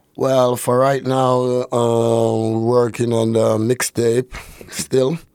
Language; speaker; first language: English; non-native, local second language; Jamaican Creole English